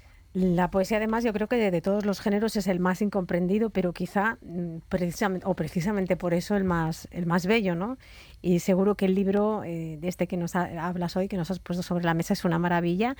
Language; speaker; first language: Spanish; native; Spanish